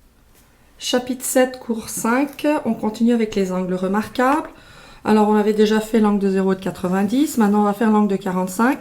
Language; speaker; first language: French; native; French